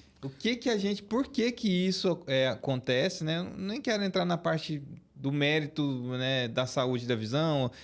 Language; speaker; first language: Portuguese; native; Portuguese